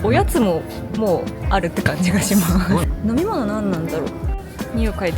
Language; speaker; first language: Japanese; native; Japanese